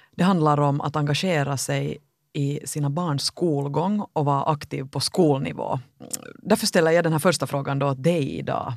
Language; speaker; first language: Swedish; native; Swedish